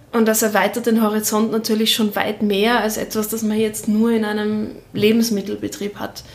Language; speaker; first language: German; native; German